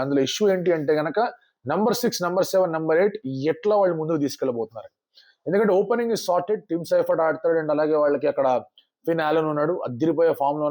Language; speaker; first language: Telugu; native; Telugu